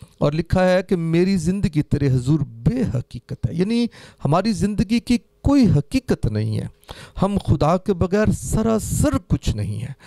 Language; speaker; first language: Urdu; non-native, local second language; Punjabi